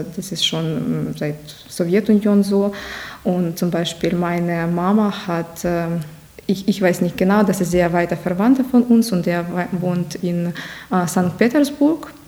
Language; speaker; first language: German; non-native, fluent; Ukrainian